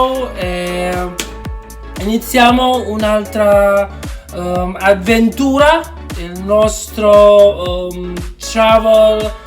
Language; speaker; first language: Italian; non-native, fluent; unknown